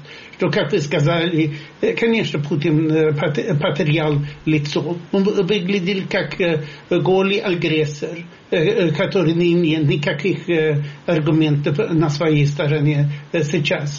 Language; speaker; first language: Russian; non-native, fluent; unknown